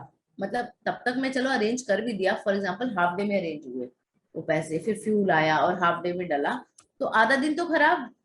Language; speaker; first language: Hindi; native; Hindi